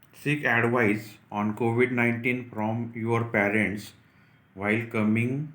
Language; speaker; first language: English; non-native, local second language; Marathi